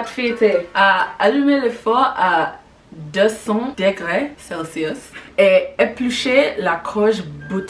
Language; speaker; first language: French; non-native, learner; English